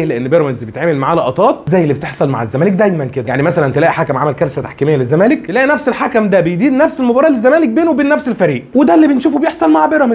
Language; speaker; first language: Arabic; native; Arabic